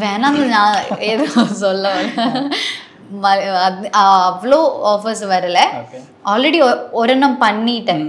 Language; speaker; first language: Tamil; non-native, learner; Malayalam